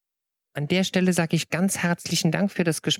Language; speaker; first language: German; native; German